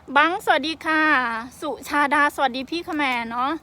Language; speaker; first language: Thai; non-native, local second language; Khmer